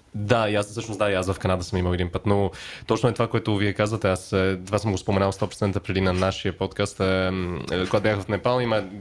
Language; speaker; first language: Bulgarian; early bilingual, heritage; Bulgarian